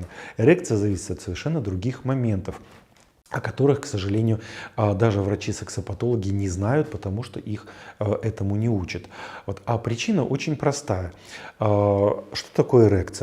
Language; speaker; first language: Russian; native; Russian